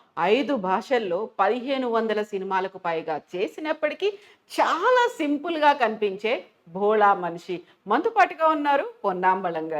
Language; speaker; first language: Telugu; native; Telugu